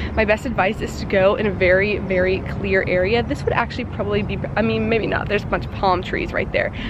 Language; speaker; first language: English; native; English